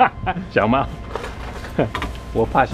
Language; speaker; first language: Chinese; non-native, fluent; English